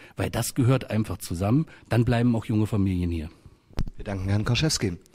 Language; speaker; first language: German; native; German